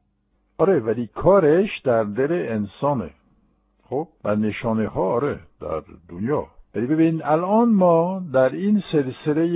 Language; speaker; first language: Persian; non-native, fluent; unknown